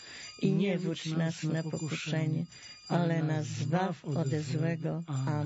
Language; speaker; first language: Polish; native; Polish